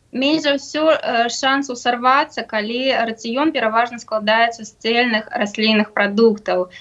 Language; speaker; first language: Belarusian; non-native, local second language; Russian